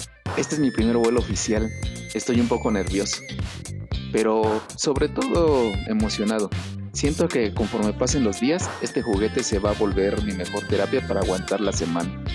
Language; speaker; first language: Spanish; native; Spanish